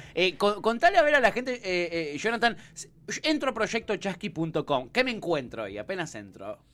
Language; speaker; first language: Spanish; native; Spanish